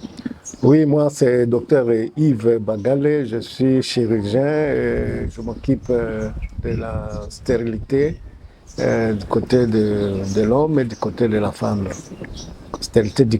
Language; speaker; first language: French; non-native, local second language; Swahili